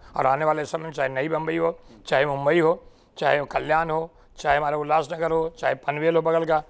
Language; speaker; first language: Hindi; non-native, local second language; Marathi